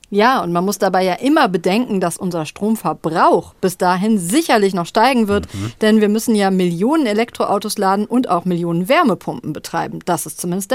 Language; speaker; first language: German; native; German